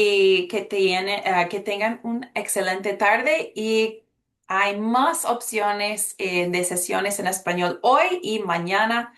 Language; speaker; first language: Spanish; early bilingual, heritage; Spanish